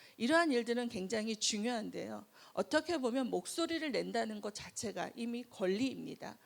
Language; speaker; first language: Korean; native; Korean